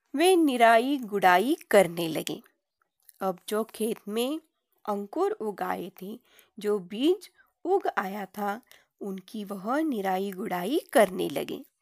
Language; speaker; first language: Hindi; non-native, local second language; Marathi